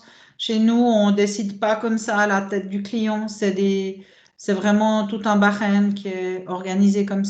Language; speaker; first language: French; native; French